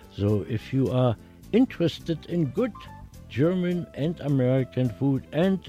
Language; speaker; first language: English; non-native, fluent; German